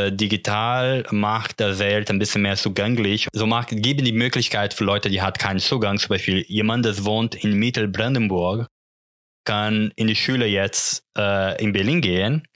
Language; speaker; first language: German; non-native, learner; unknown